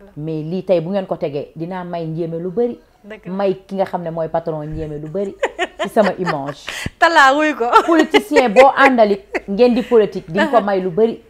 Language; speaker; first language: Wolof; non-native, local second language; Fula